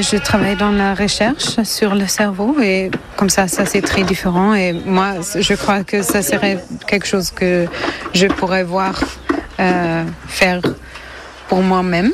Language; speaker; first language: French; non-native, learner; German